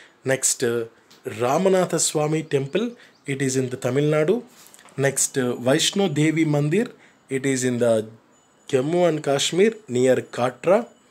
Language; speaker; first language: English; non-native, local second language; Telugu